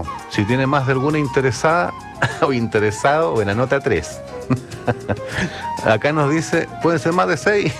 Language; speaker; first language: Spanish; native; Spanish